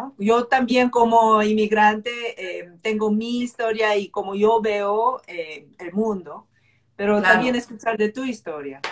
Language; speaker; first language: Spanish; non-native, fluent; Korean